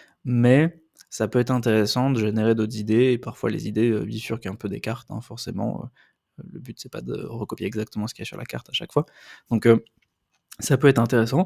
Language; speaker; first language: French; native; French